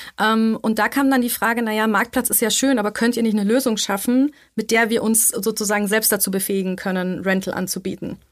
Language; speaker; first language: German; native; German